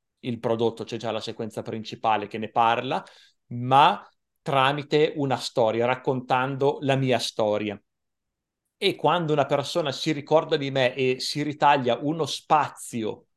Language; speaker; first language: Italian; native; Italian